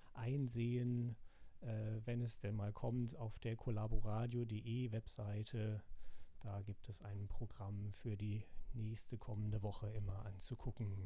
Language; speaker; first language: German; native; German